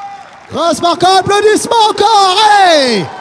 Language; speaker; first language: French; native; French